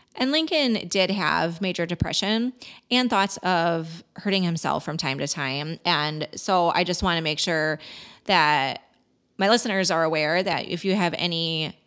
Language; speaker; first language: English; native; English